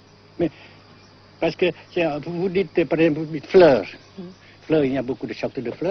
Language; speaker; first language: French; non-native, local second language; Vietnamese